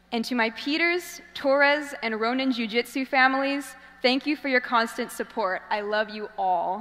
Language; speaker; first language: English; native; English